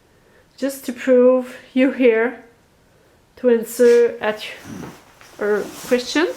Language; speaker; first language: English; non-native, learner; French